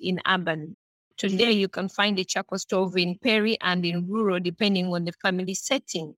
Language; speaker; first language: English; non-native, local second language; Ganda